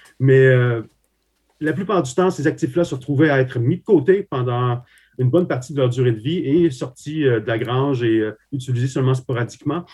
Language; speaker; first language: French; early bilingual, other home language; Slovak